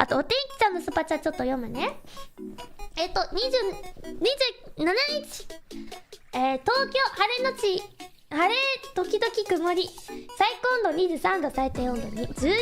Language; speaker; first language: Japanese; non-native, learner; English